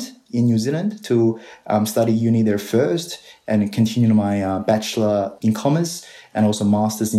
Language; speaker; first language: English; non-native, fluent; Chinese